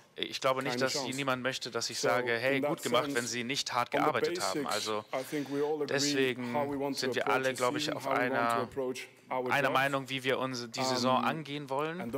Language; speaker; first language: German; non-native, fluent; French